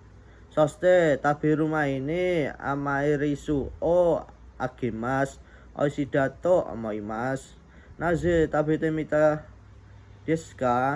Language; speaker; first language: Japanese; non-native, learner; Indonesian